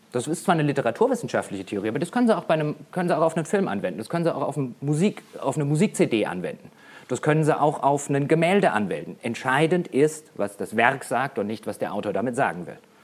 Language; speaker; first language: German; native; German